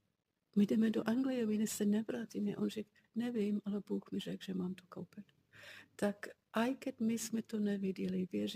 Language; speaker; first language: Czech; non-native, fluent; English